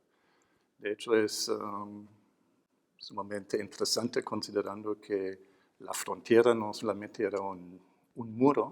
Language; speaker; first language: Spanish; non-native, fluent; German